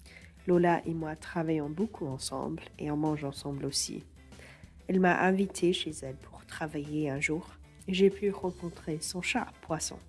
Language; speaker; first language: French; non-native, fluent; English